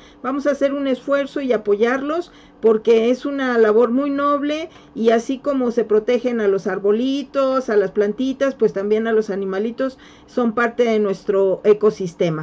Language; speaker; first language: Spanish; native; Spanish